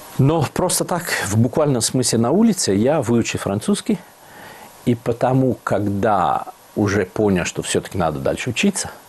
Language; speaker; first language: Russian; non-native, fluent; Italian